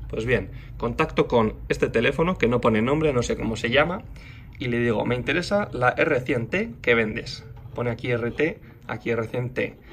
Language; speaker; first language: Spanish; native; Spanish